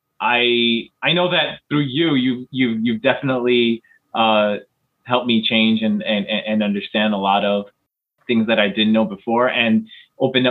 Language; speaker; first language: English; native; English